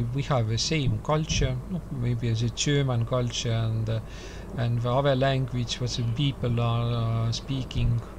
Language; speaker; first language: English; non-native, learner; Estonian